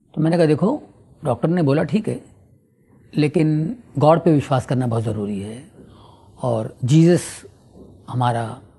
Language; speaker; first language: Hindi; non-native, local second language; Telugu